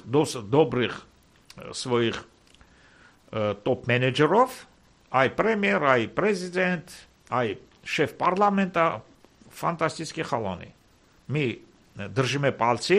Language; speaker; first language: Slovak; non-native, fluent; Armenian